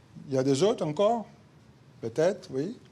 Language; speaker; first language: French; non-native, fluent; Portuguese